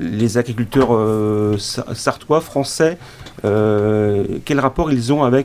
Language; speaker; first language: French; native; French